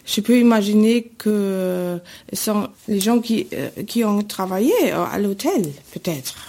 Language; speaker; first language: French; non-native, fluent; German